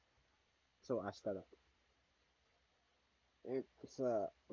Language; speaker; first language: Japanese; non-native, learner; Filipino